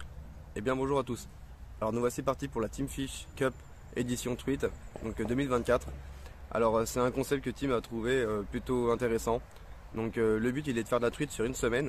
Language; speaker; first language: French; native; French